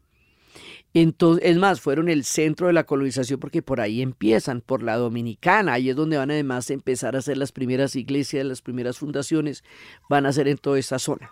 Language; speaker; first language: Spanish; native; Spanish